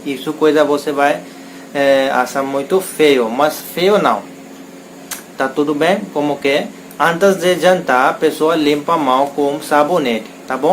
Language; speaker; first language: Portuguese; non-native, learner; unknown